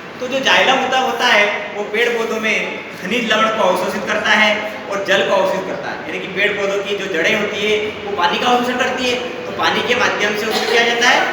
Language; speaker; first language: Hindi; native; Hindi